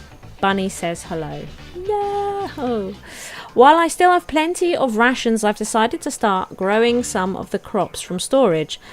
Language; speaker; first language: English; native; English